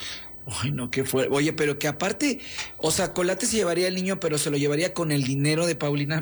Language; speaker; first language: Spanish; native; Spanish